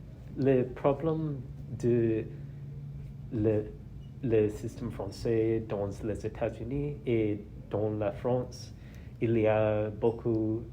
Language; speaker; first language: French; non-native, learner; English